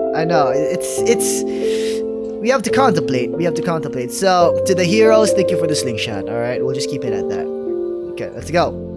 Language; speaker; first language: English; non-native, local second language; Filipino